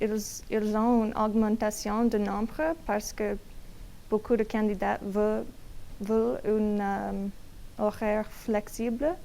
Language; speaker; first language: French; non-native, learner; English